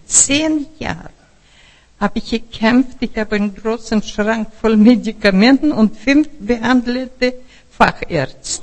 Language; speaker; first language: German; non-native, fluent; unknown